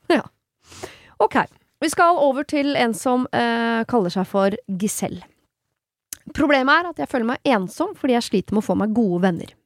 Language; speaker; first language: Norwegian; native; Norwegian